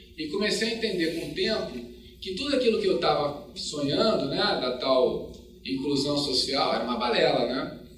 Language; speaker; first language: Portuguese; native; Portuguese